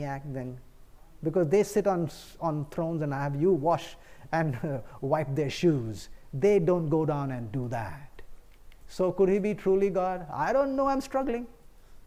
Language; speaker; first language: English; non-native, local second language; Bangla